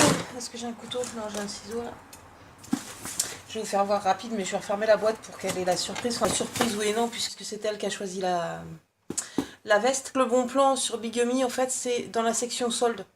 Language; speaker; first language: French; native; French